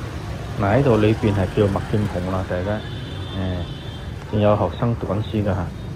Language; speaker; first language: Chinese; early bilingual, heritage; Cantonese